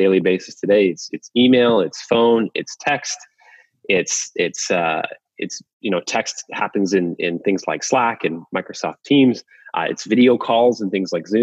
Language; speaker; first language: English; native; English